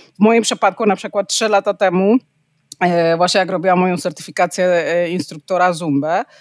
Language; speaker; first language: Polish; non-native, fluent; Spanish